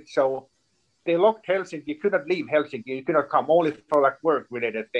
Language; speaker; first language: English; non-native, fluent; Swedish